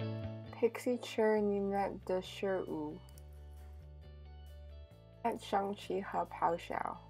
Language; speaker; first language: Chinese; non-native, learner; English